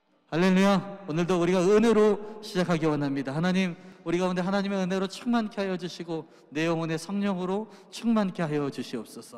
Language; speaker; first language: Korean; native; Korean